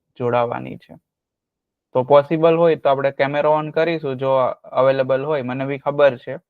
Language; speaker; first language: Gujarati; native; Gujarati